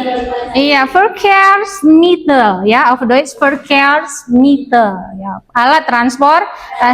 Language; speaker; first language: German; non-native, learner; Indonesian